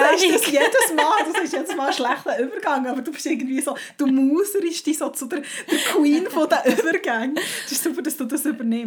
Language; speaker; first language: German; native; German